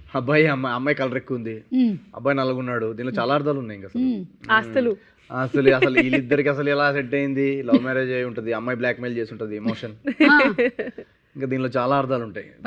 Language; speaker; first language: Telugu; native; Telugu